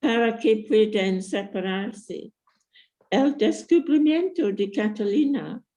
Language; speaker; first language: Spanish; non-native, fluent; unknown